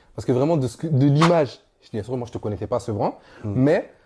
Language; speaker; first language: French; native; French